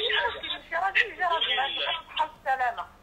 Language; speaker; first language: Arabic; native; Arabic